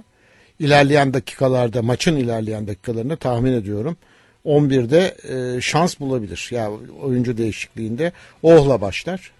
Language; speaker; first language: Turkish; native; Turkish